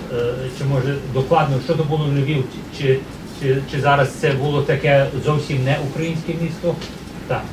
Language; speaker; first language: Ukrainian; early bilingual, heritage; Ukrainian